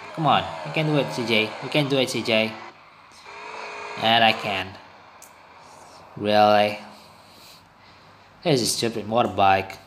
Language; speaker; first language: English; non-native, learner; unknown